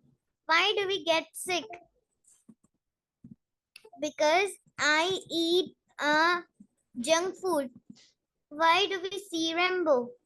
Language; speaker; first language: English; non-native, learner; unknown